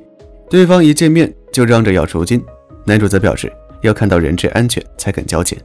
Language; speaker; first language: Chinese; native; Chinese